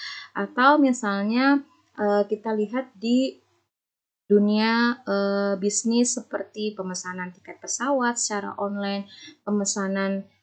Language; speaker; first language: Indonesian; native; Indonesian